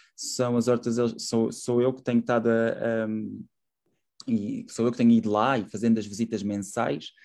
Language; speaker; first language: Portuguese; native; Portuguese